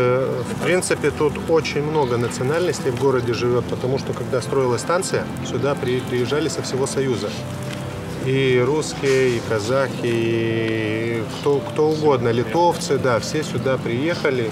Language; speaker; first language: Russian; native; Russian